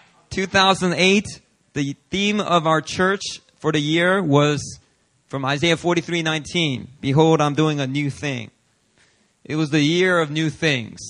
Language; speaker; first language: English; native; English